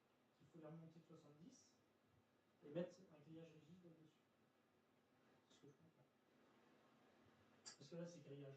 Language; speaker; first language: French; native; French